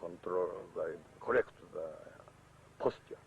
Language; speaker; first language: English; non-native, learner; Japanese